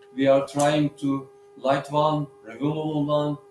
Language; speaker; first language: English; non-native, learner; Turkish